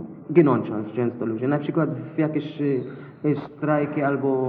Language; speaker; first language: Polish; non-native, learner; Arabic